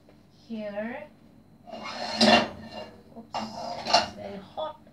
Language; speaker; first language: English; non-native, learner; Indonesian